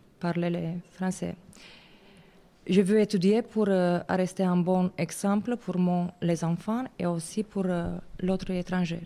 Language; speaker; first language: French; non-native, learner; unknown